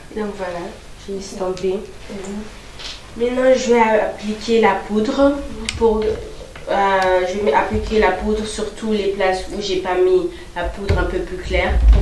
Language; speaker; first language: French; non-native, local second language; Lingala